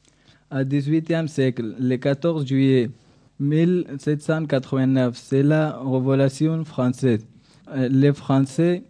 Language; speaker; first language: French; non-native, learner; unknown